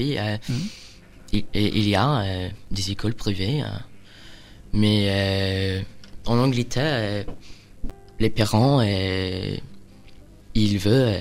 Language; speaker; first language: French; non-native, learner; English